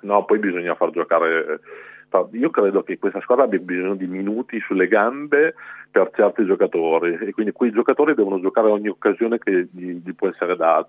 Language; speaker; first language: Italian; native; Italian